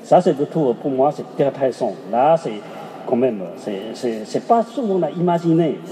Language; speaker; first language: French; non-native, learner; Chinese